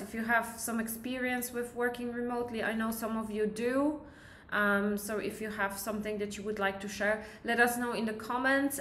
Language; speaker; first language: English; non-native, fluent; Polish